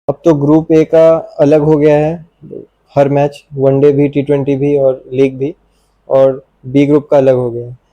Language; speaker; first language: Hindi; non-native, local second language; Bangla